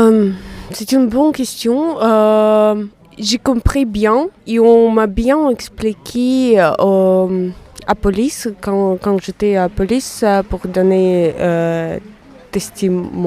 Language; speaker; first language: French; non-native, fluent; Russian